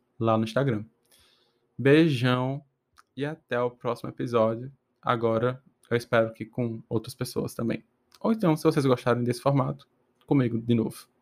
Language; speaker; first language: Portuguese; native; Portuguese